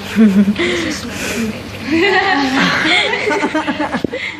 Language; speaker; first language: English; non-native, learner; Thai